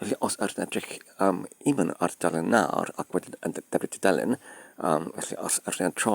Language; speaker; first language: Welsh; non-native, fluent; English